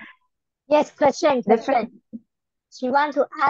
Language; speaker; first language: English; non-native, learner; Malay